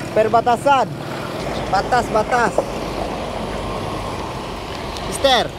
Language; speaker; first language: Indonesian; native; Indonesian